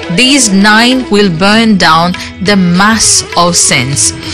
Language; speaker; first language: English; non-native, local second language; Morisyen